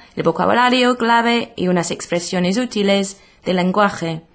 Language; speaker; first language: Spanish; non-native, fluent; English